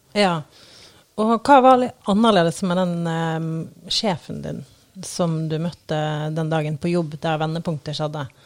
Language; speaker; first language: Norwegian; native; Norwegian